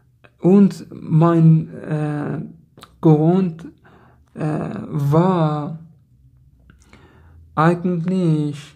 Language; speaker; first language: German; non-native, learner; Persian